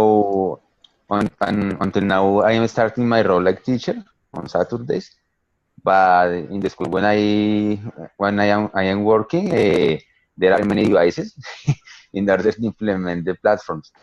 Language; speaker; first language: English; non-native, learner; Spanish